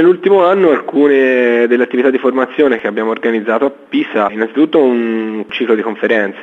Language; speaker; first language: Italian; native; Italian